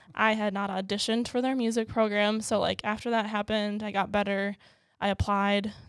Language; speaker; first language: English; native; English